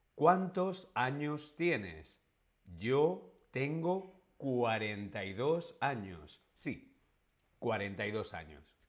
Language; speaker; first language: Spanish; native; Spanish